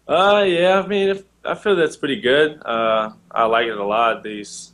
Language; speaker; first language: English; non-native, learner; Portuguese